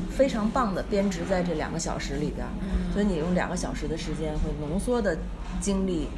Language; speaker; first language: Chinese; native; Chinese